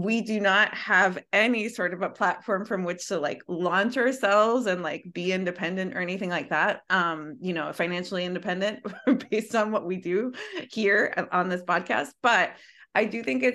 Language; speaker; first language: English; early bilingual, other home language; Spanish